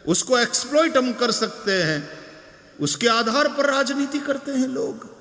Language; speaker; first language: Hindi; non-native, local second language; Gujarati